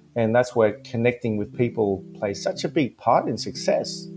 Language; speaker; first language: English; early bilingual, other home language; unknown